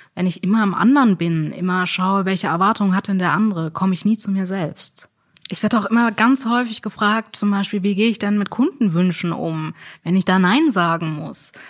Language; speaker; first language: German; native; German